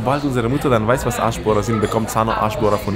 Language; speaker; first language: German; early bilingual, other home language; Persian